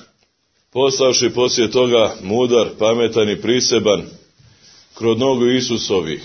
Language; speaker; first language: Croatian; native; Croatian